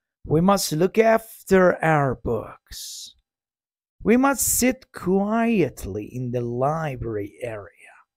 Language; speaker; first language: English; non-native, fluent; Persian